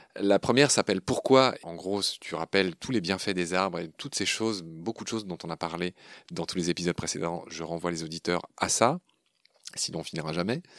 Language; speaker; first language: French; native; French